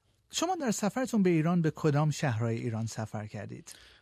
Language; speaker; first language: Persian; native; Persian